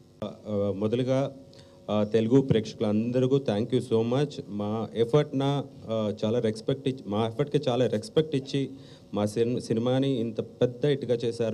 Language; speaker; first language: Telugu; non-native, learner; Kannada